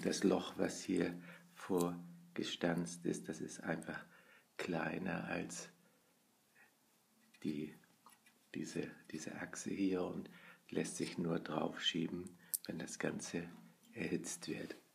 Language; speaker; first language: German; native; German